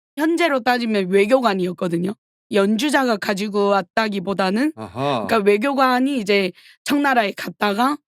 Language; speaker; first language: Korean; early bilingual, heritage; Korean